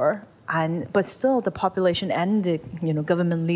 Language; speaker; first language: English; non-native, local second language; Cantonese